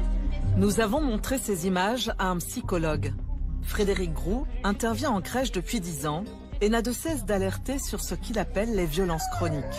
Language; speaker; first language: French; native; French